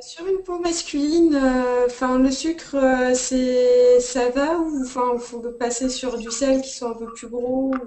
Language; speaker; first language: French; native; French